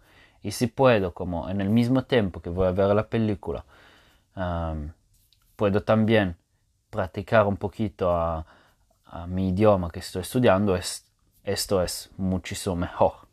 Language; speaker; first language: Spanish; non-native, fluent; Italian